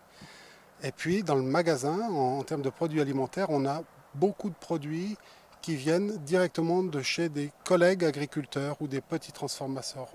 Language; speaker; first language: French; native; French